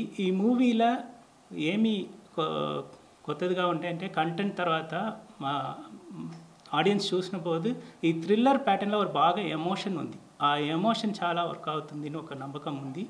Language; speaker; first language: Telugu; non-native, learner; Tamil